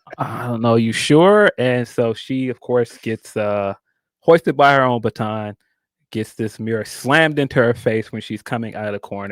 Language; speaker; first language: English; native; English